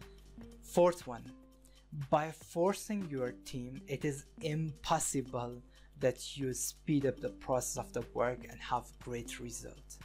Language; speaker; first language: English; non-native, fluent; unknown